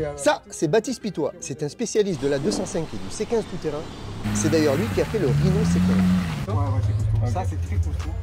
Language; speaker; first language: French; native; French